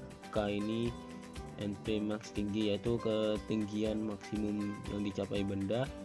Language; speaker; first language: Indonesian; native; Indonesian